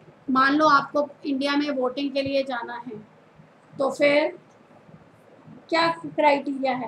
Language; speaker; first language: Hindi; non-native, local second language; Punjabi